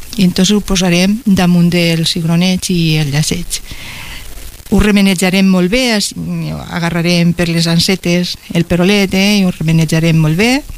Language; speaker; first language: Catalan; non-native, local second language; Spanish